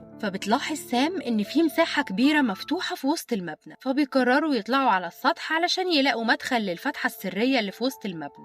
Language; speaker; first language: Arabic; native; Arabic